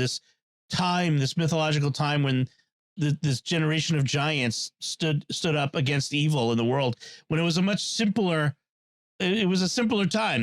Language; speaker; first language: English; native; English